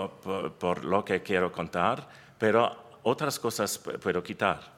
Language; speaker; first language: Spanish; non-native, learner; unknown